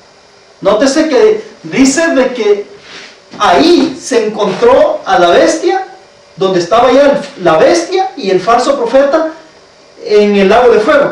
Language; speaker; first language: Spanish; native; Spanish